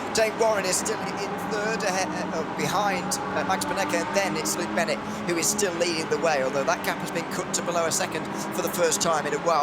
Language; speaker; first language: English; native; English